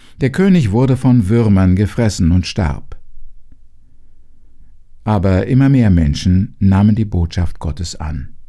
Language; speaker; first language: German; native; German